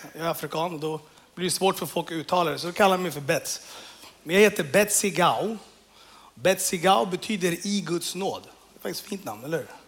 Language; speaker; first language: Swedish; early bilingual, other home language; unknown